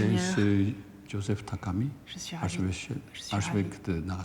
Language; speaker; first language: French; non-native, fluent; Japanese